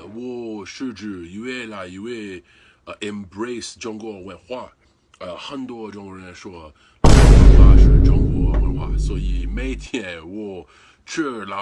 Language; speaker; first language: Chinese; non-native, learner; English